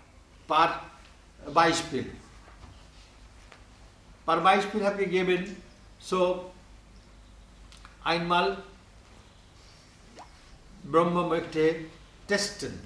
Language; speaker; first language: German; non-native, learner; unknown